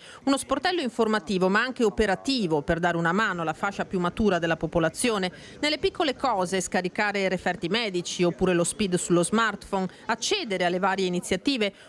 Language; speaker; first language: Italian; native; Italian